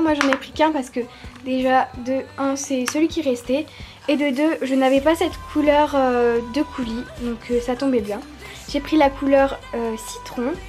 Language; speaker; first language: French; native; French